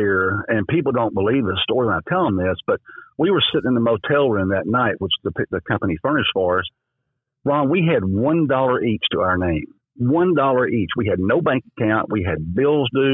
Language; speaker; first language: English; native; English